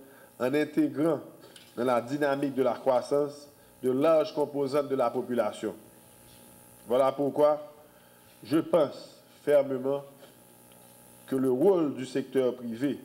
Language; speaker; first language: French; non-native, local second language; Haitian Creole